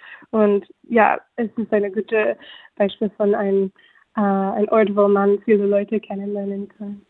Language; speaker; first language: German; non-native, fluent; English